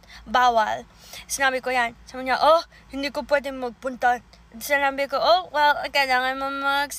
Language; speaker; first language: Filipino; early bilingual, heritage; English